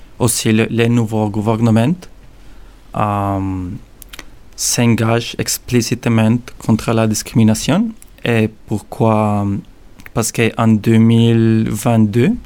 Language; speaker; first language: French; non-native, learner; Spanish